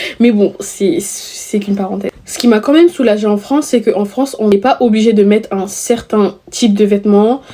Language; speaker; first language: French; native; French